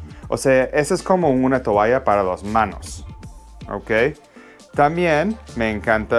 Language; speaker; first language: Spanish; non-native, fluent; English